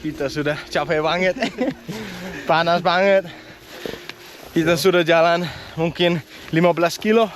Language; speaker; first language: Indonesian; non-native, learner; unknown